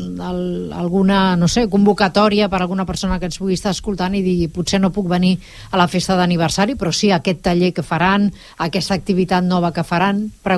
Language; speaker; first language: Catalan; native; Catalan